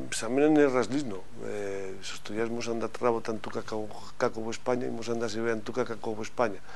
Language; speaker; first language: Macedonian; non-native, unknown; Spanish